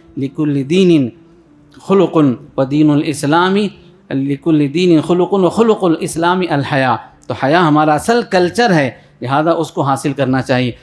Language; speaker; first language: Urdu; native; Urdu